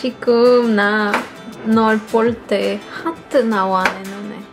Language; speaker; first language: Korean; non-native, learner; Spanish